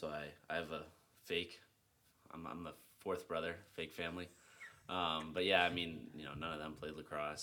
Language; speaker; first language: English; native; English